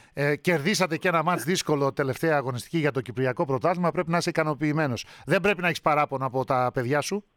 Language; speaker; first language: Greek; native; Greek